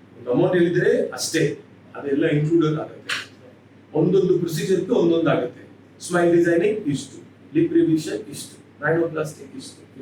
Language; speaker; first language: Kannada; non-native, local second language; Tamil